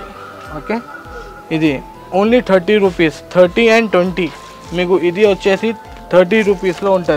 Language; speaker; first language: Telugu; non-native, local second language; Urdu